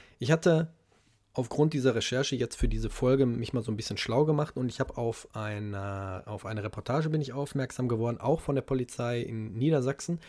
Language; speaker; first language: German; native; German